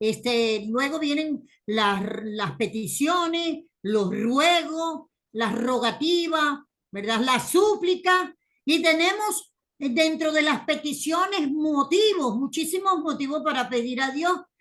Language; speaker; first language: Spanish; native; Spanish